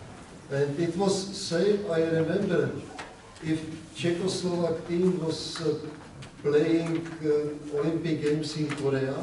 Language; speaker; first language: English; non-native, learner; Czech